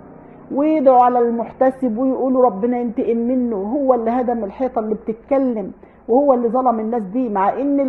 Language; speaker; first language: Arabic; native; Arabic